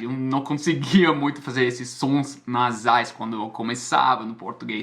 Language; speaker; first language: Portuguese; non-native, fluent; English